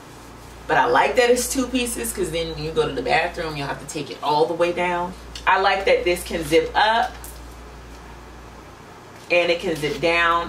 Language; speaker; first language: English; native; English